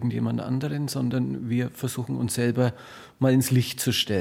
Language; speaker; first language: German; native; German